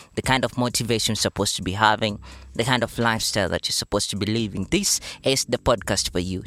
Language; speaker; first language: English; non-native, local second language; Luyia